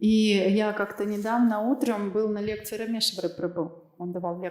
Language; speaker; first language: Russian; native; Russian